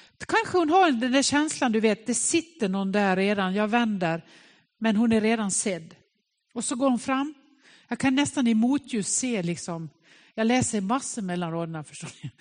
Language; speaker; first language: Swedish; native; Swedish